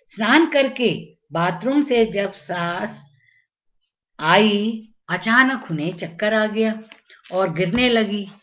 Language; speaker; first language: Hindi; non-native, local second language; Tamil